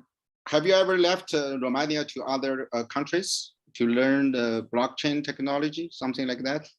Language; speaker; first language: English; non-native, learner; Chinese